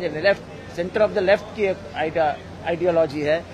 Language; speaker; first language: Hindi; non-native, local second language; Marathi